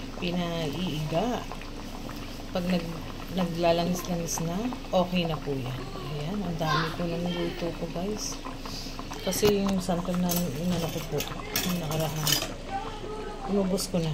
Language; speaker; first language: Filipino; non-native, local second language; Bikol